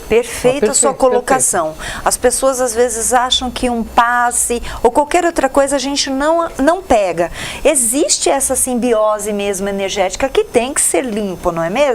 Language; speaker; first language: Portuguese; native; Portuguese